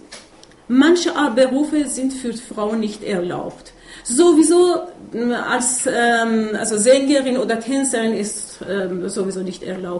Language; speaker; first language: German; non-native, fluent; Persian